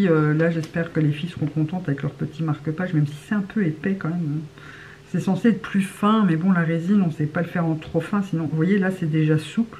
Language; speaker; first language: French; native; French